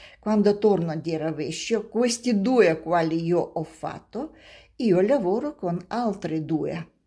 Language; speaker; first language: Italian; non-native, learner; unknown